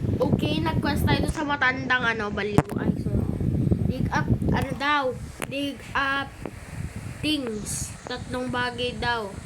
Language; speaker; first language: Filipino; early bilingual, heritage; English